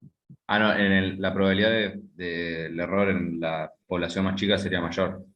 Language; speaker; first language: Spanish; native; Spanish